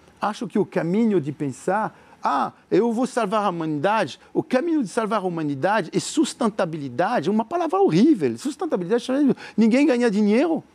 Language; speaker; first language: Portuguese; non-native, fluent; French